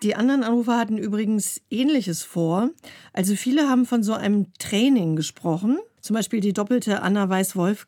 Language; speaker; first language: German; native; German